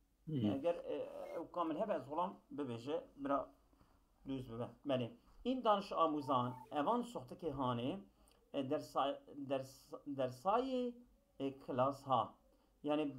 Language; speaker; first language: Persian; non-native, fluent; Kurdish